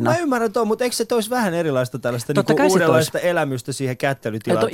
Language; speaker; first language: Finnish; early bilingual, other home language; Persian